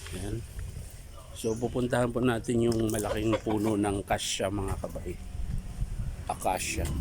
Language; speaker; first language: Filipino; non-native, local second language; Cebuano